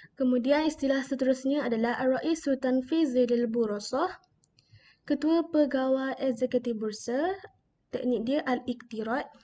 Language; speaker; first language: Malay; native; Malay